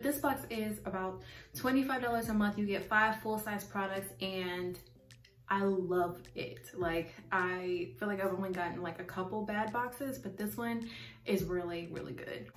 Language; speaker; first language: English; native; English